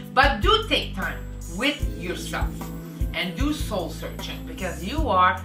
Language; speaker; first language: English; native; English